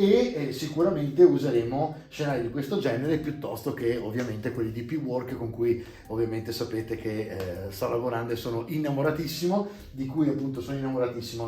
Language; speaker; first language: Italian; native; Italian